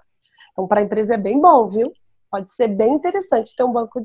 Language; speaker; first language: Portuguese; native; Portuguese